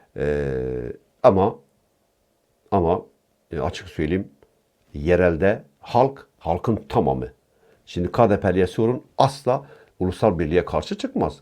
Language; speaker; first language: Turkish; non-native, local second language; Kurdish